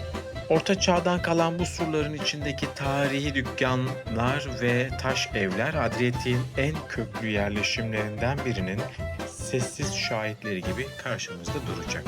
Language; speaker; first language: Turkish; native; Turkish